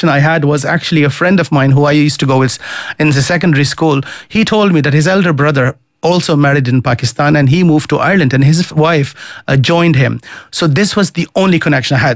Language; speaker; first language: English; non-native, fluent; Dutch